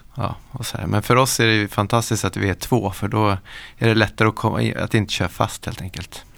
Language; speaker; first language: Swedish; native; Swedish